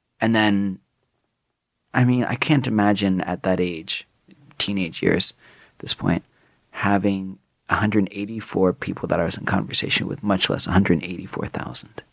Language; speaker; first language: English; native; English